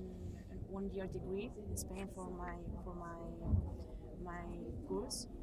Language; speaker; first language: English; non-native, learner; Spanish